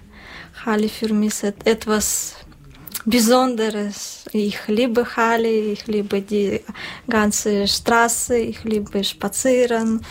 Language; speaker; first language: German; non-native, learner; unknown